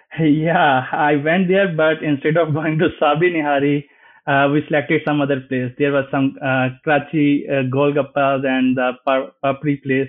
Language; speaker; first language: English; non-native, local second language; Hindi